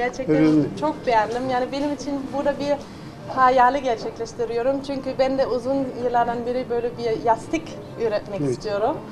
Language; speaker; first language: Turkish; non-native, fluent; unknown